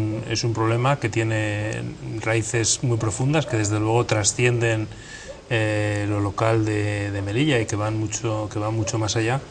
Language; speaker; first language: Spanish; native; Spanish